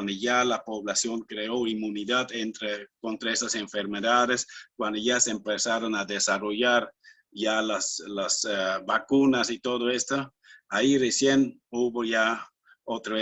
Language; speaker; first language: Spanish; non-native, fluent; Dutch